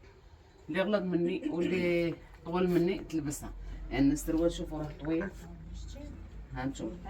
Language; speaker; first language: Arabic; native; Arabic